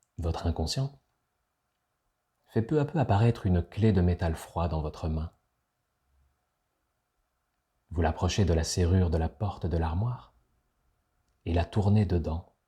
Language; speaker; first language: French; native; French